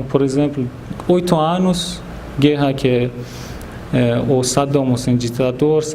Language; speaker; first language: Portuguese; non-native, fluent; Persian